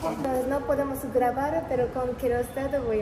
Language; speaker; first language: Spanish; non-native, learner; Japanese